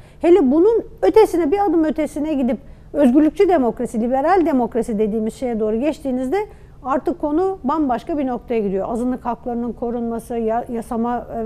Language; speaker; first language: Turkish; native; Turkish